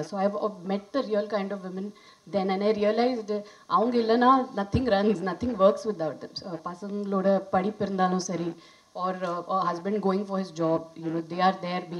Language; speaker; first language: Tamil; non-native, fluent; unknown